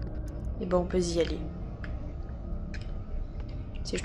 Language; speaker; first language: French; native; French